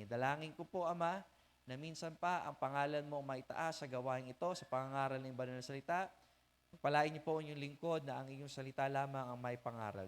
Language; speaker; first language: Filipino; native; Filipino